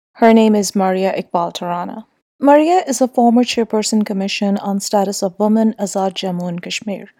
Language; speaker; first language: English; non-native, local second language; Urdu